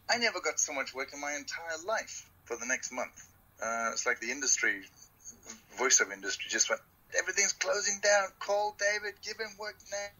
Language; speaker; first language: English; native; English